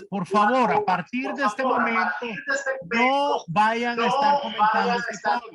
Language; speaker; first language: Spanish; native; Spanish